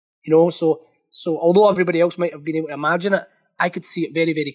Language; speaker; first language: English; native; English